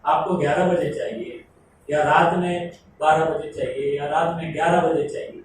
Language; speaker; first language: Hindi; non-native, local second language; Marathi